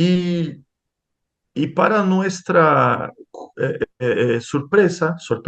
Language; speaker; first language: Spanish; non-native, fluent; Portuguese